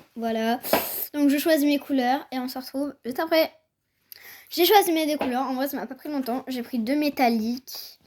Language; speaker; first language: French; native; French